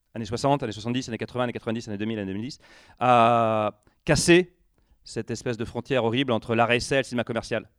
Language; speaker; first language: French; native; French